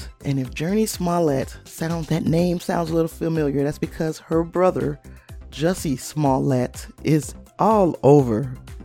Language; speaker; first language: English; native; English